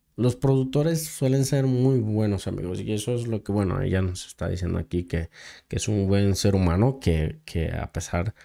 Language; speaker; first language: Spanish; native; Spanish